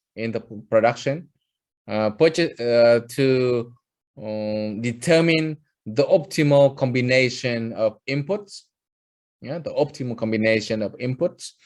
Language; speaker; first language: English; non-native, fluent; Vietnamese